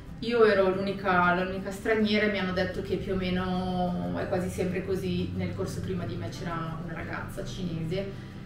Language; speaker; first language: Italian; native; Italian